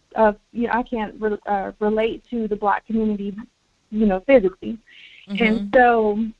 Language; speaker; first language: English; early bilingual, other home language; Spanish